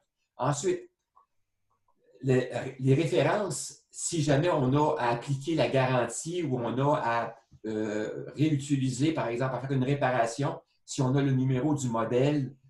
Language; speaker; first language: French; native; French